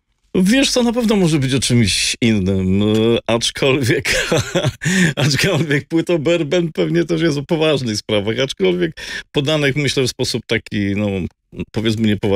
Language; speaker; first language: Polish; native; Polish